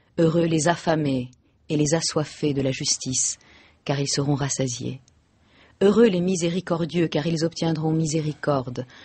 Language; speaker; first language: French; native; French